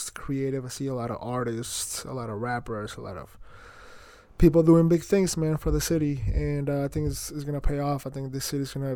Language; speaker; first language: English; early bilingual, other home language; Spanish